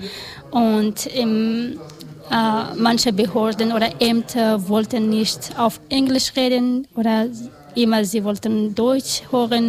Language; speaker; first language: German; non-native, learner; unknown